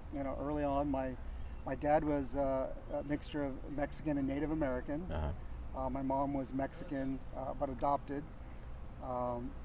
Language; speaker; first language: English; native; English